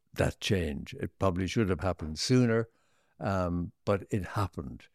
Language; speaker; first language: English; native; English